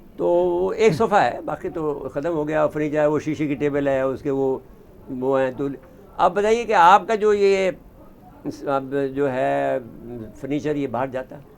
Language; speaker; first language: Urdu; native; Urdu